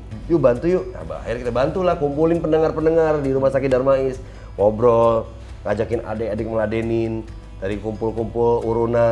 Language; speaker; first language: Indonesian; native; Indonesian